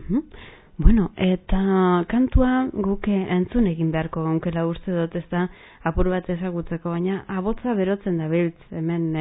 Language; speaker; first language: Basque; native; Basque